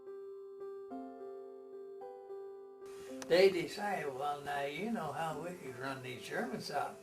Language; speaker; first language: English; native; English